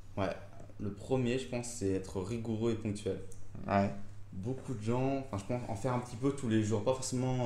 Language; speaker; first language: French; native; French